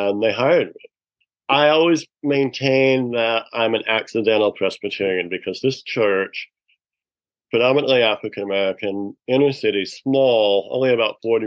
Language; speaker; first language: English; native; English